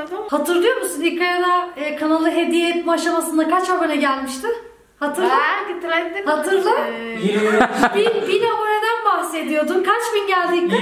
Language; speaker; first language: Turkish; native; Turkish